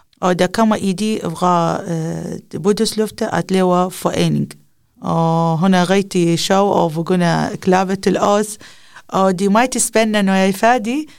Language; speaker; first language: Danish; non-native, learner; Arabic